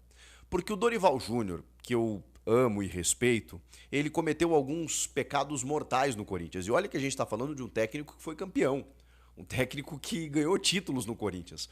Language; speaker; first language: Portuguese; native; Portuguese